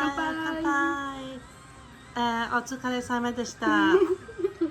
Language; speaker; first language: Japanese; non-native, learner; English